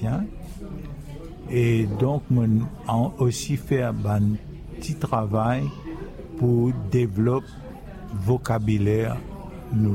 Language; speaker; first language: French; non-native, local second language; Morisyen